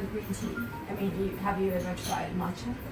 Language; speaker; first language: English; non-native, learner; Japanese